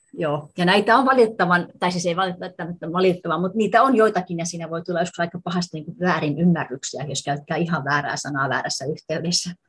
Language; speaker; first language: Finnish; native; Finnish